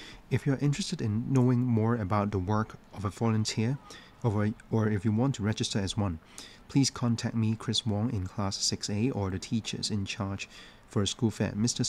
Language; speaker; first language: English; non-native, local second language; Cantonese